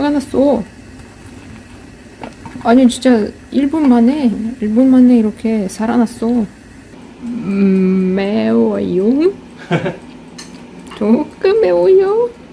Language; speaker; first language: Korean; non-native, fluent; Russian